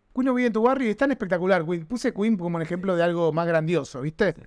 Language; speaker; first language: Spanish; native; Spanish